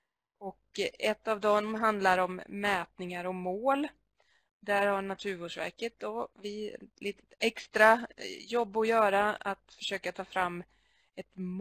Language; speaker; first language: Swedish; native; Swedish